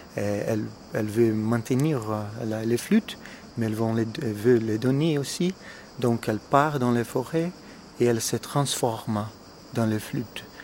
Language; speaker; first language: French; non-native, fluent; Portuguese